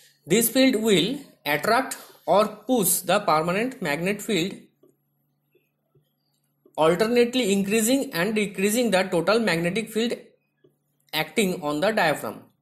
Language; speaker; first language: English; non-native, local second language; Bangla